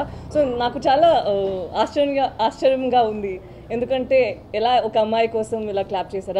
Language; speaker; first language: Telugu; non-native, learner; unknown